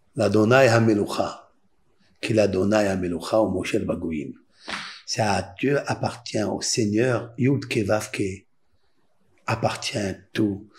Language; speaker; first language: French; non-native, local second language; Spanish